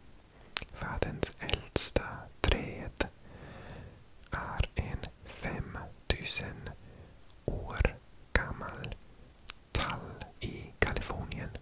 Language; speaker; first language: Swedish; non-native, learner; English